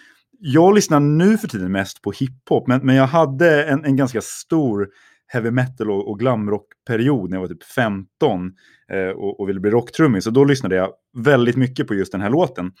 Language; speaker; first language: Swedish; native; Swedish